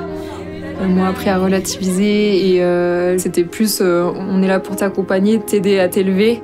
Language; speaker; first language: French; native; French